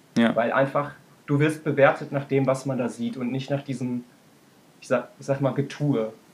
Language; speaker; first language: German; native; German